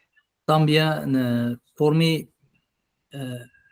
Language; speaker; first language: Spanish; non-native, learner; Arabic